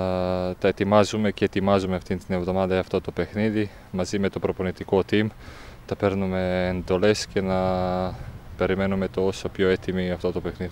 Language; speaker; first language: Greek; non-native, fluent; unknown